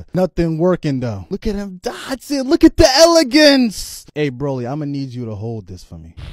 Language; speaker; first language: English; native; English